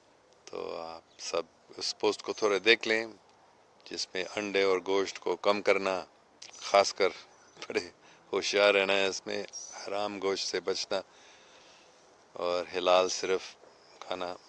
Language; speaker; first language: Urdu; non-native, fluent; English